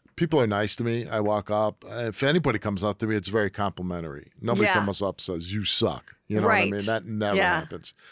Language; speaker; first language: English; native; English